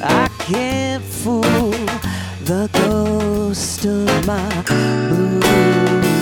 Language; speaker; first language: English; native; English